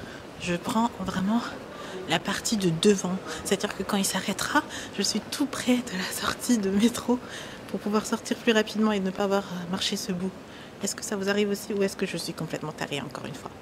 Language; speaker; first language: French; native; French